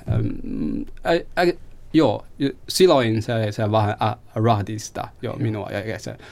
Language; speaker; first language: Finnish; non-native, learner; Chinese